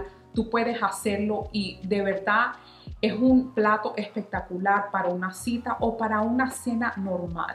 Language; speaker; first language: Spanish; non-native, fluent; English